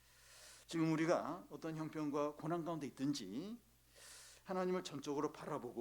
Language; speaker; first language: Korean; native; Korean